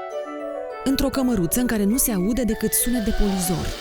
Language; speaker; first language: Romanian; native; Romanian